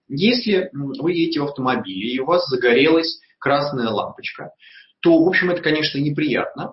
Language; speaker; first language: Russian; native; Russian